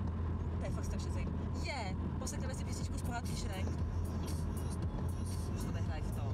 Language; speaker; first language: Czech; native; Czech